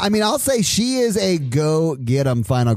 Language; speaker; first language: English; native; English